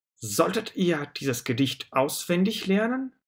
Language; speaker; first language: German; non-native, fluent; Russian